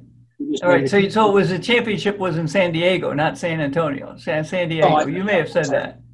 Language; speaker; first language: English; native; English